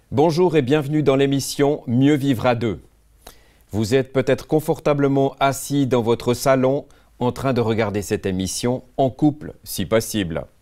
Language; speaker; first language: French; native; French